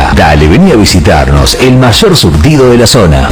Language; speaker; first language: Spanish; native; Spanish